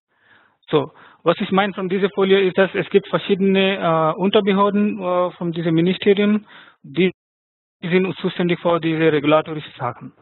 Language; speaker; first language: German; non-native, fluent; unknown